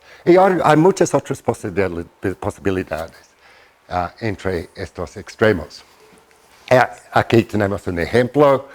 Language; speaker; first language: Spanish; non-native, fluent; English